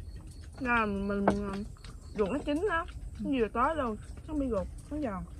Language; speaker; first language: Vietnamese; native; Vietnamese